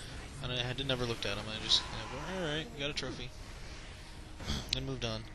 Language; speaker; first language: English; native; English